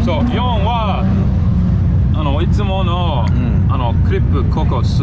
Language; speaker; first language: Japanese; non-native, learner; English